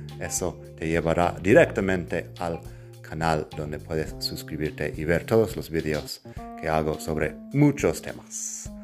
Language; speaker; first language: Spanish; non-native, fluent; English